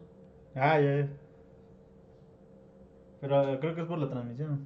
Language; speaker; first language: Spanish; native; Spanish